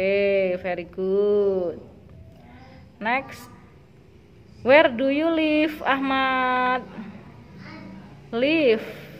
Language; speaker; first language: English; non-native, learner; Indonesian